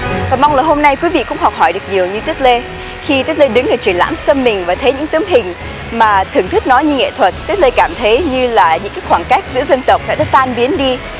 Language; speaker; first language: Vietnamese; early bilingual, heritage; Vietnamese